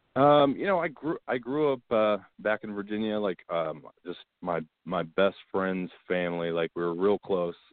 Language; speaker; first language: English; native; English